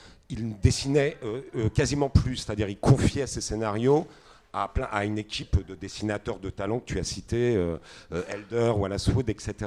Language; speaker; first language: French; native; French